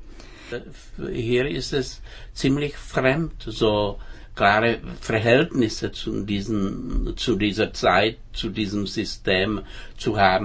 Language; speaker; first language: German; non-native, fluent; Czech